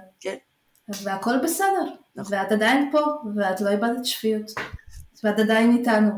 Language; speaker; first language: Hebrew; early bilingual, other home language; Russian